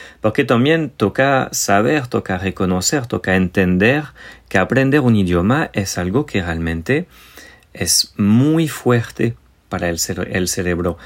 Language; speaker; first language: Spanish; non-native, fluent; French